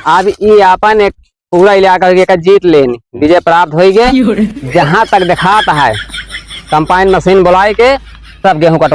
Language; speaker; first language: Hindi; non-native, local second language; Awadhi